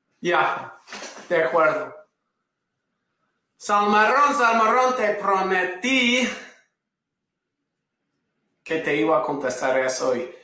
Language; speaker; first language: Spanish; non-native, fluent; English